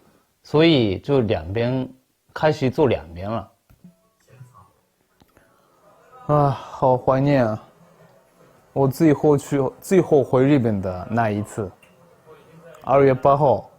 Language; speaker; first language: Chinese; non-native, fluent; Japanese